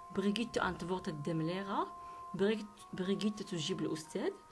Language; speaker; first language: German; non-native, learner; Arabic